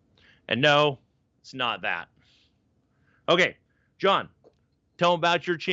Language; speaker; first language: English; native; English